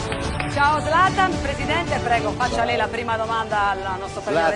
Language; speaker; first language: Italian; native; Italian